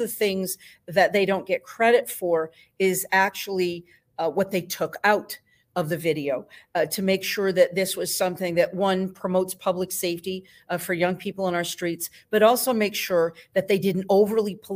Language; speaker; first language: English; native; English